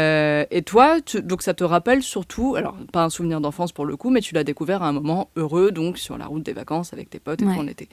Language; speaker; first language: French; native; French